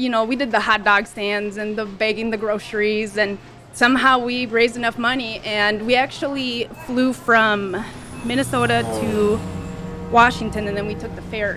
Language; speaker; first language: English; native; English